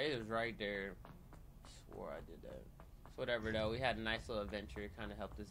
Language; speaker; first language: English; native; English